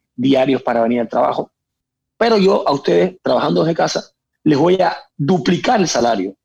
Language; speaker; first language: Spanish; native; Spanish